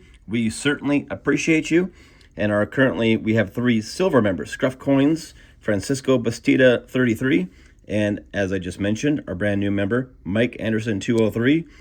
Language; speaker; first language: English; native; English